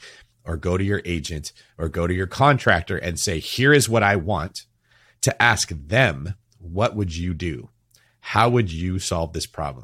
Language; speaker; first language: English; native; English